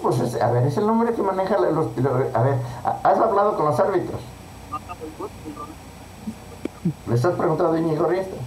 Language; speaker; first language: Spanish; native; Spanish